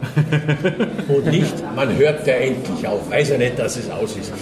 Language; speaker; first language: German; native; German